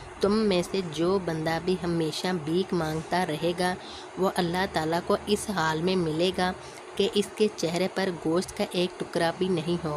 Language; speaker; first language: Urdu; native; Urdu